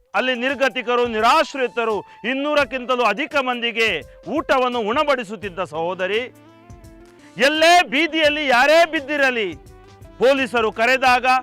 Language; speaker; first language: Kannada; native; Kannada